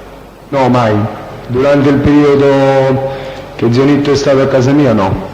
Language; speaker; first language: Italian; native; Italian